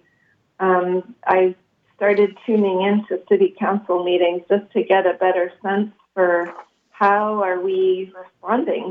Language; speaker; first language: English; native; English